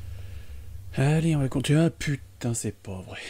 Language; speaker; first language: French; native; French